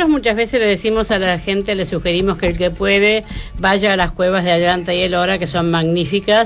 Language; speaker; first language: Spanish; native; Spanish